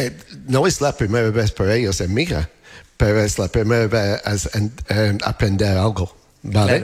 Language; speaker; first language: Spanish; non-native, learner; English